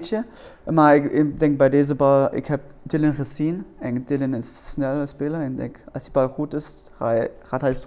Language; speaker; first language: Dutch; non-native, learner; German